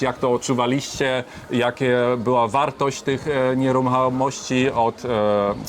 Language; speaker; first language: Polish; early bilingual, heritage; Polish